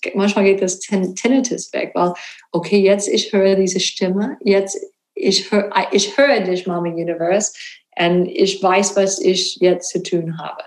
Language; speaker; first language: German; non-native, learner; English